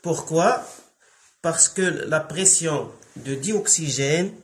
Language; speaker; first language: French; non-native, local second language; Arabic